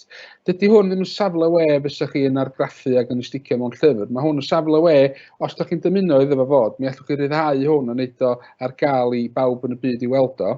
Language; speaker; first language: Welsh; native; Welsh